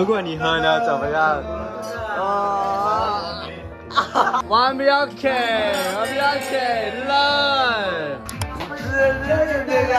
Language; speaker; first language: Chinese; non-native, learner; Thai